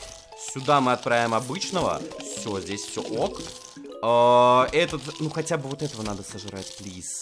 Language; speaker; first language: Russian; native; Russian